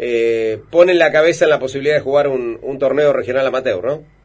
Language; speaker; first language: Spanish; native; Spanish